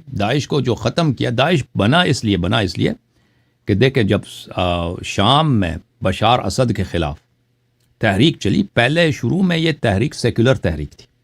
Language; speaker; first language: Urdu; non-native, fluent; Persian